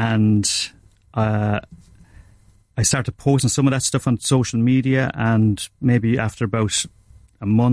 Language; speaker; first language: English; native; English